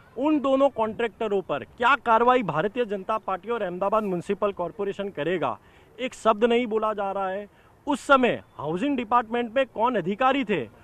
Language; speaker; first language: Hindi; non-native, local second language; Gujarati